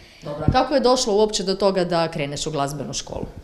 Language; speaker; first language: Croatian; native; Croatian